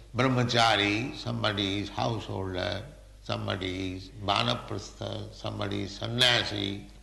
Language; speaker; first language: English; non-native, local second language; Bangla